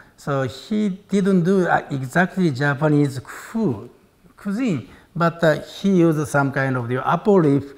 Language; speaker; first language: English; non-native, learner; Japanese